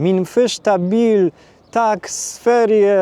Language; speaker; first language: Swedish; non-native, learner; Polish